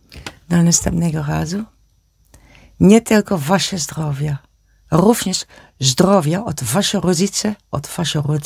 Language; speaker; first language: Polish; non-native, learner; Dutch